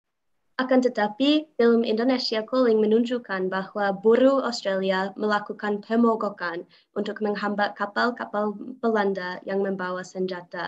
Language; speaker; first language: Indonesian; non-native, fluent; English